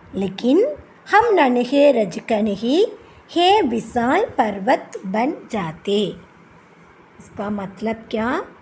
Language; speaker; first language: Hindi; non-native, local second language; Tamil